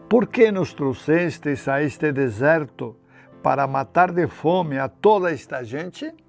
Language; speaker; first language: Portuguese; non-native, fluent; Spanish